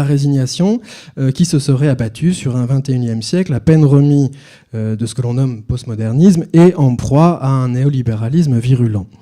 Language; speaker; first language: French; native; French